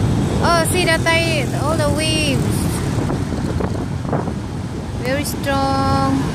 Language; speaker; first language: English; non-native, local second language; Filipino